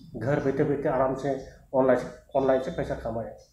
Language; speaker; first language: Hindi; non-native, local second language; Bodo